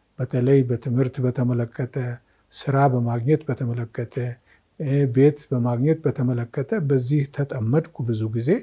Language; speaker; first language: Amharic; native; Amharic